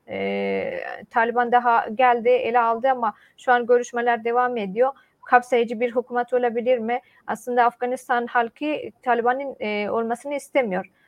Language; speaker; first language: Turkish; non-native, fluent; Persian